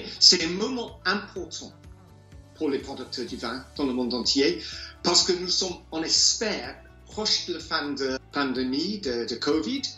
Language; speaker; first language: French; non-native, fluent; English